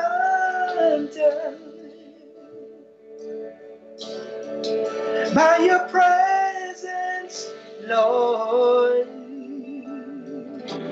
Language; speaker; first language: English; native; English